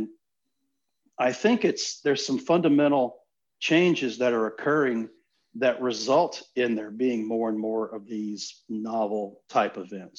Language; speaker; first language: English; native; English